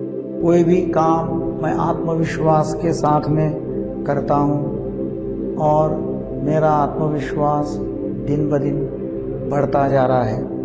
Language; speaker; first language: Hindi; non-native, local second language; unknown